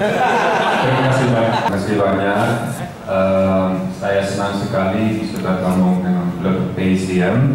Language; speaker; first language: Indonesian; non-native, fluent; Dutch